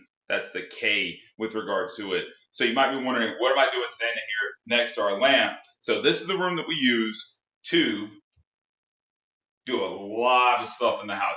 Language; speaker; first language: English; native; English